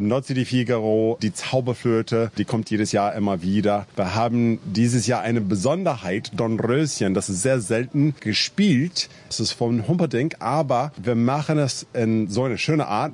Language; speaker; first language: German; non-native, fluent; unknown